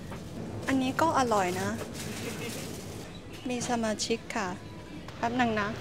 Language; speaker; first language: Thai; non-native, learner; Cantonese